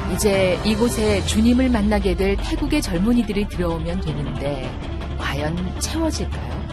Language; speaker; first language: Korean; native; Korean